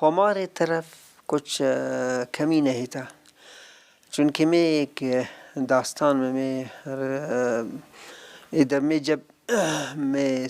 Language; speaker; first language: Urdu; non-native, learner; Persian